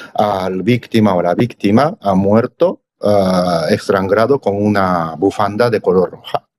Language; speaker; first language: Spanish; non-native, fluent; Japanese